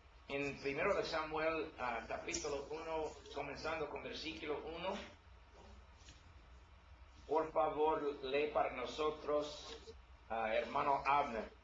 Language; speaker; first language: Spanish; non-native, learner; English